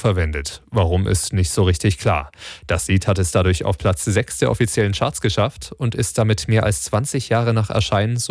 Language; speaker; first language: German; native; German